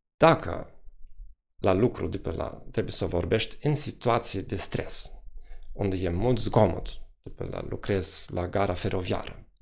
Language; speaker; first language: Romanian; non-native, fluent; German